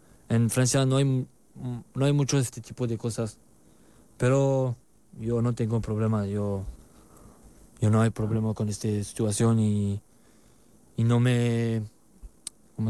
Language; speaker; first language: Spanish; non-native, learner; French